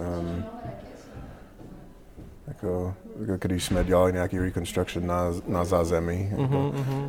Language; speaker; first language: Czech; non-native, learner; English